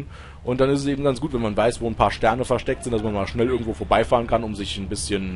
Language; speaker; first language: German; native; German